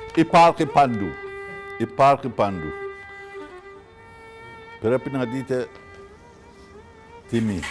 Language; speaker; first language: Greek; non-native, fluent; Persian